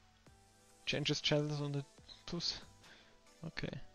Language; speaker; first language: English; non-native, fluent; German